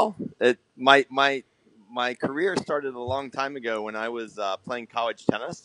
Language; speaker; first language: English; native; English